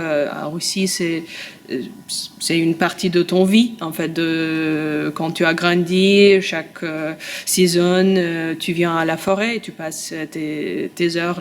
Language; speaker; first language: French; non-native, learner; Russian